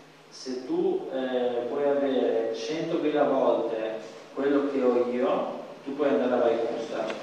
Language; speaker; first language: Italian; native; Italian